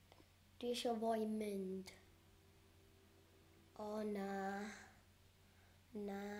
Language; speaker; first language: Welsh; non-native, local second language; English